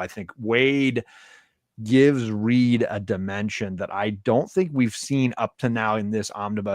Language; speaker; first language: English; native; English